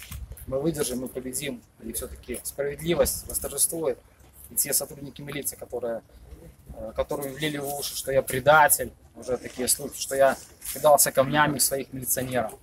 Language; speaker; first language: Russian; native; Russian